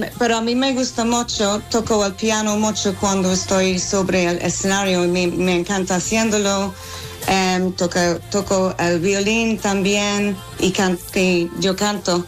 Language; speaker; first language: Spanish; non-native, fluent; English